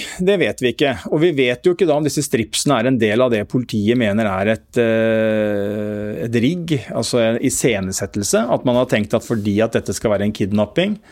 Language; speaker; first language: Norwegian; native; Norwegian